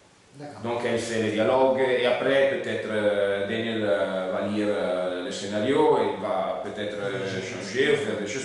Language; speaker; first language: French; non-native, learner; Italian